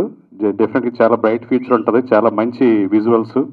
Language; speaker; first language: Telugu; native; Telugu